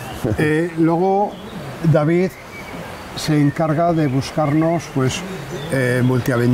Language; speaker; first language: Spanish; native; Spanish